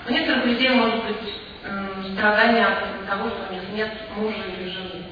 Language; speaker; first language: Russian; native; Russian